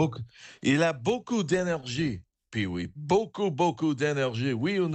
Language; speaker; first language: French; non-native, learner; English